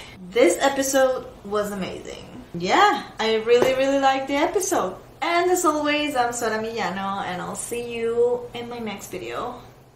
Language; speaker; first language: English; non-native, fluent; Spanish